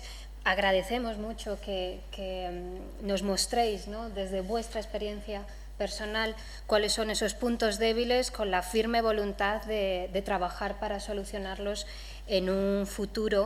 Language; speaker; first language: Spanish; native; Spanish